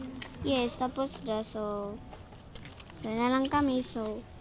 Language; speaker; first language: Filipino; non-native, local second language; Cebuano